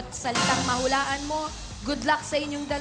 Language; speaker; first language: Filipino; native; Filipino